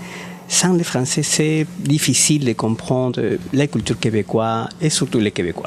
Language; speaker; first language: French; non-native, fluent; Spanish